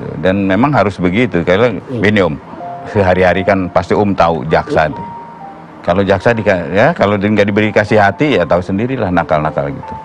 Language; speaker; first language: Indonesian; native; Indonesian